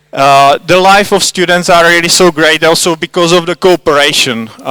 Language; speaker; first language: English; non-native, fluent; Czech